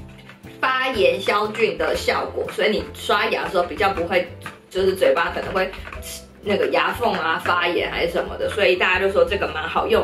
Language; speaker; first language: Chinese; native; Chinese